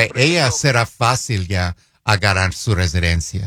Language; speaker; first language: Spanish; non-native, fluent; English